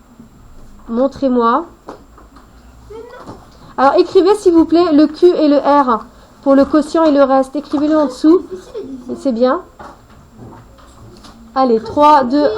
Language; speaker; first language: French; native; French